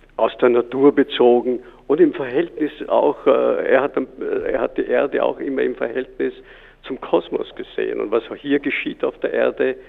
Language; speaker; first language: German; native; German